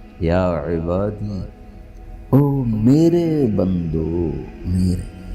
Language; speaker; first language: Urdu; non-native, local second language; Punjabi